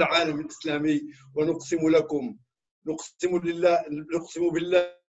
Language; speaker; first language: Arabic; native; Arabic